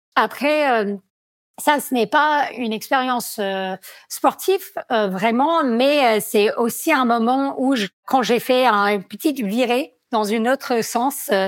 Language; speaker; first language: French; non-native, fluent; English